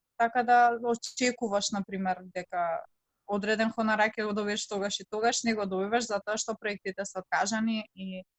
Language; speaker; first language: Macedonian; native; Macedonian